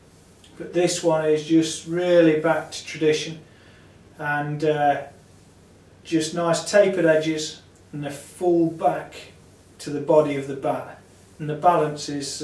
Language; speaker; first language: English; native; English